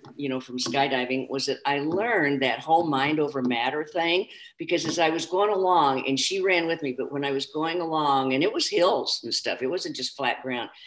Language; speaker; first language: English; native; English